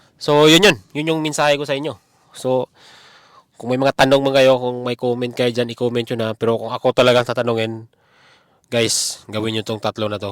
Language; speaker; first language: Filipino; non-native, local second language; Cebuano